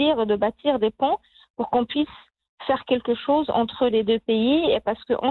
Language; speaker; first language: French; non-native, local second language; Arabic